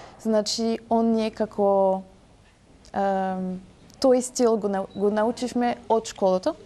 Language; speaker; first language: Macedonian; early bilingual, heritage; French